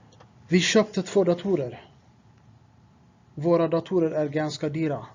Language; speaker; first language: Swedish; non-native, fluent; Tigrinya